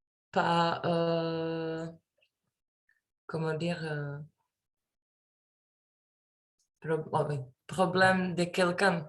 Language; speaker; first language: French; non-native, learner; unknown